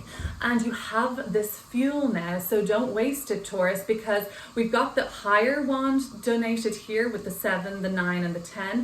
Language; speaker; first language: English; native; English